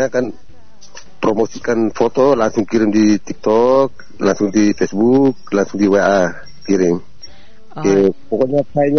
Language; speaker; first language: Indonesian; native; Indonesian